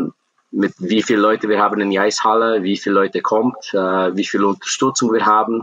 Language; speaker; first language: German; non-native, fluent; English